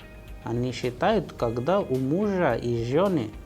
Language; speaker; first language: Russian; non-native, fluent; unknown